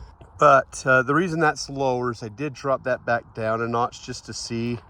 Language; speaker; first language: English; native; English